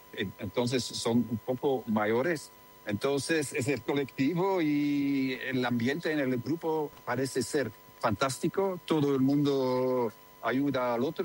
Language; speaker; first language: Spanish; non-native, learner; Dutch